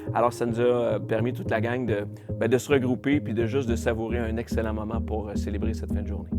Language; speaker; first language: French; native; French